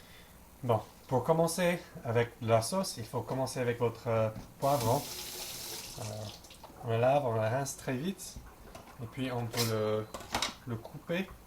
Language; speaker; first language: French; non-native, learner; English